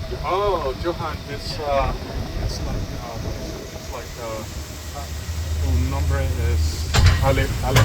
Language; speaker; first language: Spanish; non-native, learner; English